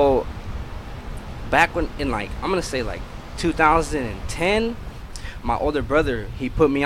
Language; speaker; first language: English; native; English